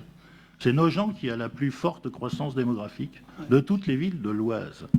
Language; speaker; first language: French; native; French